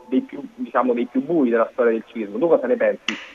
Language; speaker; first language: Italian; native; Italian